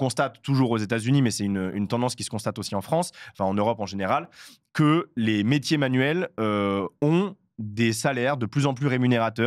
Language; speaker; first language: French; native; French